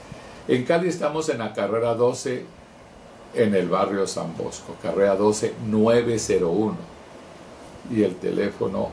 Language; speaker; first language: Spanish; native; Spanish